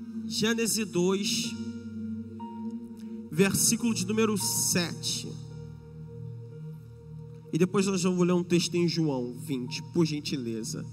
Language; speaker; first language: Portuguese; native; Portuguese